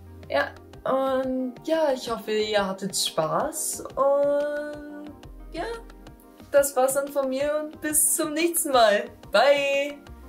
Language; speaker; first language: German; native; German